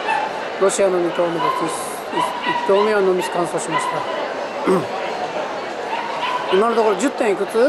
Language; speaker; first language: Japanese; native; Japanese